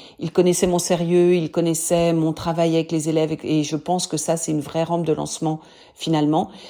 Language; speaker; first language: French; native; French